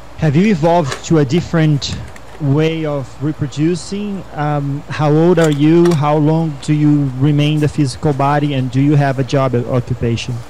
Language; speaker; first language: English; non-native, fluent; Portuguese